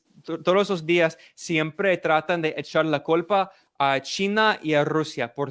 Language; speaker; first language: Spanish; non-native, fluent; English